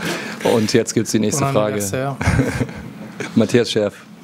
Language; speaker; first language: German; native; German